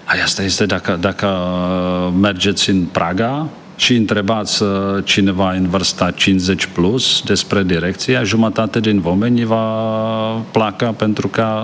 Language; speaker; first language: Romanian; non-native, learner; Czech